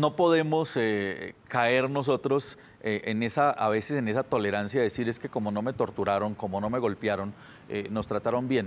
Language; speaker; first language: Spanish; native; Spanish